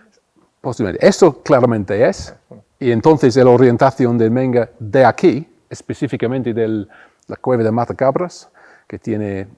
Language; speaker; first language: Spanish; non-native, fluent; English